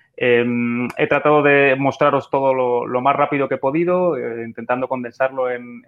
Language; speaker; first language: Spanish; native; Spanish